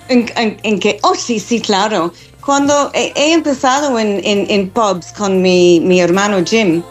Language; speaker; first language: Spanish; non-native, learner; English